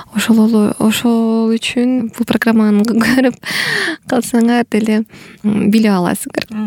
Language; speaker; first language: Kyrgyz; non-native, local second language; Russian